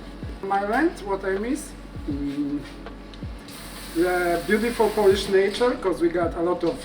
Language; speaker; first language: English; non-native, fluent; Polish